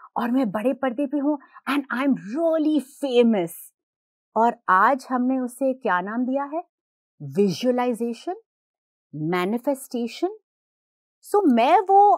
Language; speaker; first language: Hindi; non-native, local second language; Gujarati